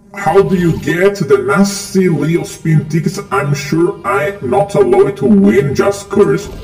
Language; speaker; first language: English; non-native, fluent; Italian